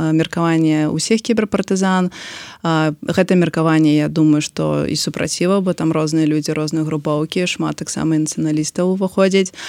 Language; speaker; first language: Belarusian; non-native, local second language; Russian